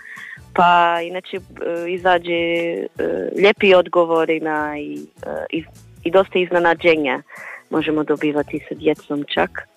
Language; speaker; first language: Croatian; non-native, learner; Portuguese